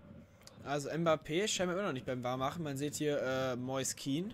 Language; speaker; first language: German; native; German